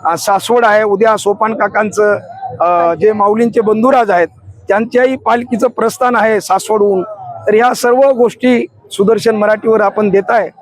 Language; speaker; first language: Marathi; native; Marathi